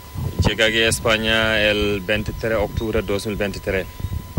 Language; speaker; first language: Spanish; non-native, learner; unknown